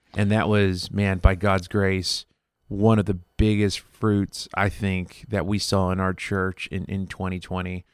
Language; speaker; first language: English; early bilingual, other home language; Spanish